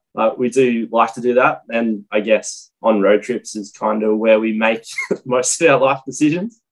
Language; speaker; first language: English; native; English